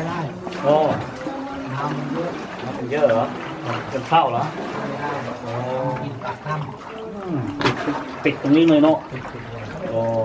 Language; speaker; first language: Thai; non-native, learner; Hmong